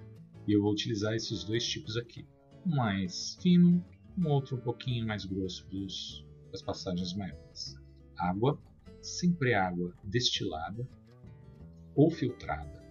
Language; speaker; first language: Portuguese; native; Portuguese